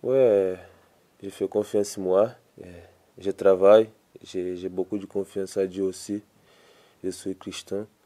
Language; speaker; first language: French; non-native, learner; Portuguese